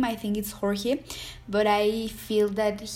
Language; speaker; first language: English; non-native, learner; Spanish